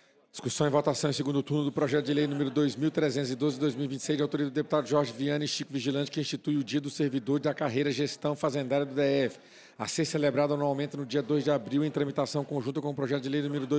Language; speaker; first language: Portuguese; native; Portuguese